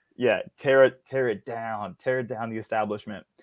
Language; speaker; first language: English; native; English